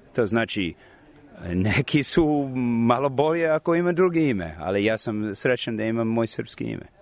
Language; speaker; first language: Croatian; non-native, learner; English